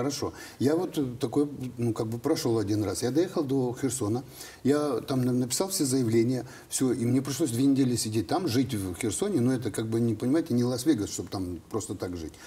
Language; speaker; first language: Russian; native; Russian